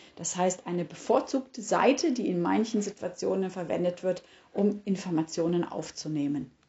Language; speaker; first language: German; native; German